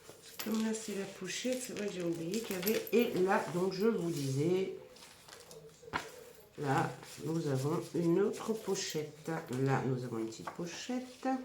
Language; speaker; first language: French; native; French